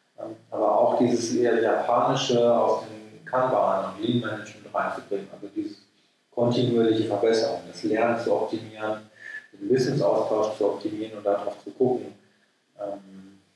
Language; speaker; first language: German; native; German